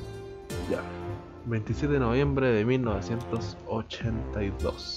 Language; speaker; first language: Spanish; native; Spanish